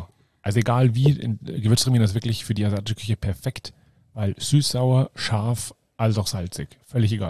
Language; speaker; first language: German; native; German